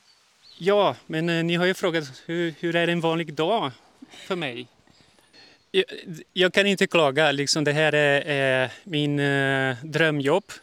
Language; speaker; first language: Swedish; early bilingual, heritage; Portuguese